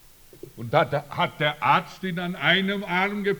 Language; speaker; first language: German; early bilingual, heritage; German